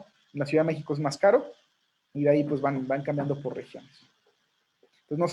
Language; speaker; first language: Spanish; native; Spanish